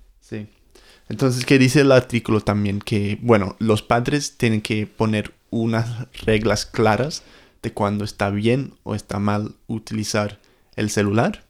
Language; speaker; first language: Spanish; non-native, fluent; English